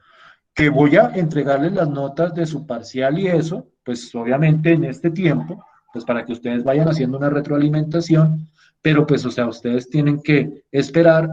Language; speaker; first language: Spanish; native; Spanish